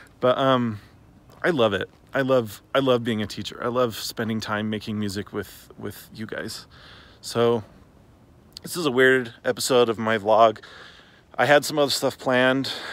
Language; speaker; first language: English; native; English